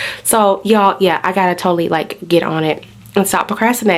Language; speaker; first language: English; native; English